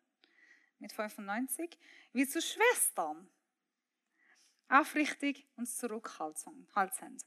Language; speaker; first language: German; non-native, fluent; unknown